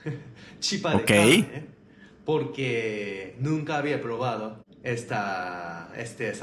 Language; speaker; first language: Spanish; non-native, fluent; Japanese